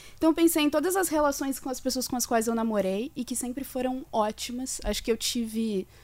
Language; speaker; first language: Portuguese; native; Portuguese